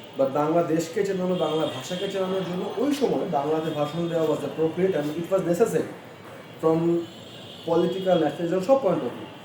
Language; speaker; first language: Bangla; native; Bangla